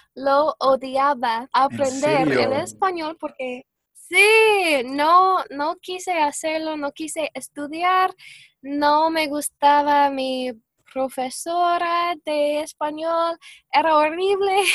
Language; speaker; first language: Spanish; non-native, fluent; English